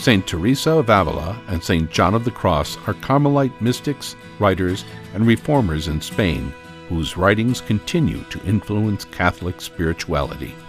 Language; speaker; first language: English; native; English